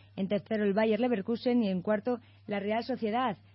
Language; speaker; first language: Spanish; native; Spanish